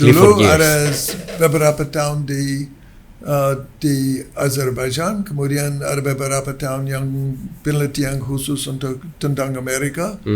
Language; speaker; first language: Indonesian; non-native, learner; English